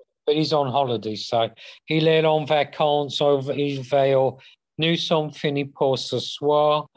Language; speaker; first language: French; non-native, learner; English